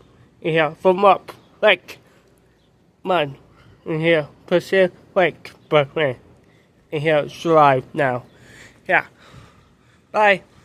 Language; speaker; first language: English; non-native, learner; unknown